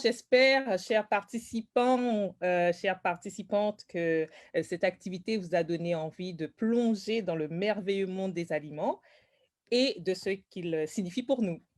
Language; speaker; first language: French; native; French